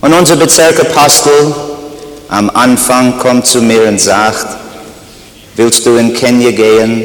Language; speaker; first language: German; non-native, learner; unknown